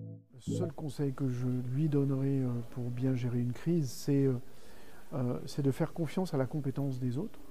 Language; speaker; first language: French; native; French